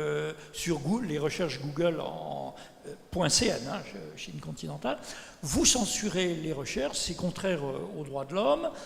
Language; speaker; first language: French; native; French